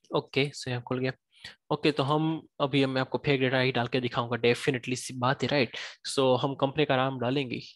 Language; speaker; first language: Hindi; native; Hindi